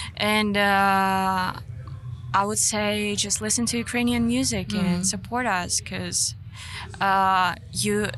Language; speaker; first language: English; non-native, fluent; Ukrainian